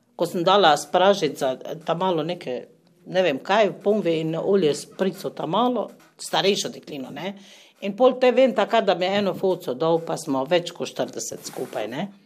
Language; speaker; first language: Slovenian; non-native, fluent; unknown